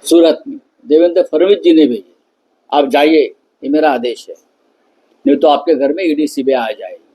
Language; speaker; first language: Hindi; non-native, local second language; Marathi